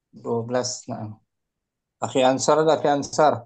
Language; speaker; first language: Indonesian; native; Indonesian